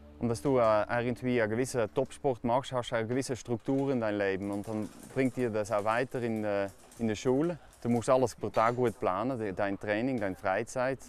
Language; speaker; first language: German; non-native, fluent; Dutch